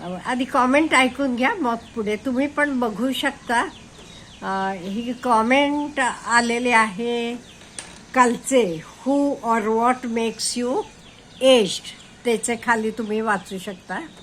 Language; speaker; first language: Marathi; native; Marathi